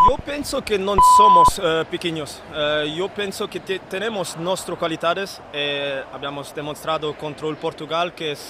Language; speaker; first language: Spanish; non-native, learner; French